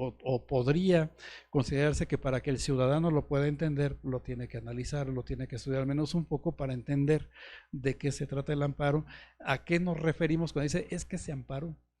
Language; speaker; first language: Spanish; native; Spanish